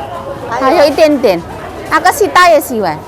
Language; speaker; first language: Chinese; non-native, fluent; Javanese